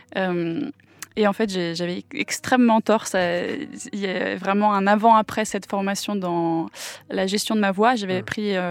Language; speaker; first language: French; non-native, local second language; English